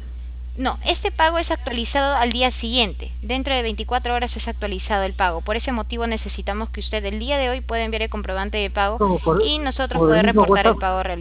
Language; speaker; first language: Spanish; native; Spanish